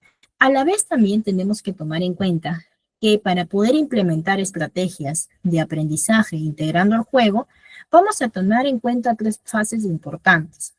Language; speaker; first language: Spanish; native; Spanish